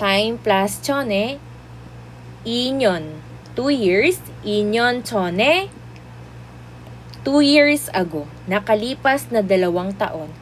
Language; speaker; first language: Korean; non-native, fluent; Filipino